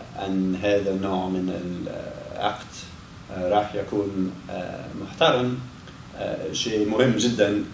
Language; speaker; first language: Arabic; non-native, learner; English